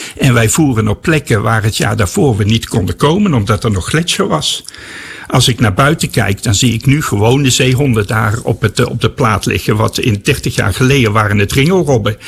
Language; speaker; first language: Dutch; native; Dutch